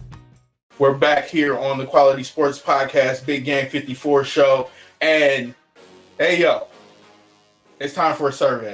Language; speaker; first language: English; native; English